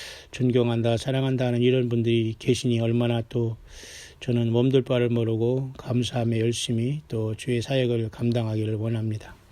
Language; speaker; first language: Korean; native; Korean